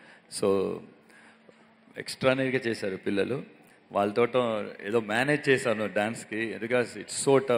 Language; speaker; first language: Telugu; non-native, local second language; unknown